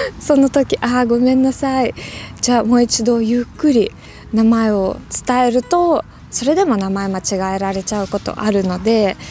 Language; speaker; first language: Japanese; non-native, fluent; Russian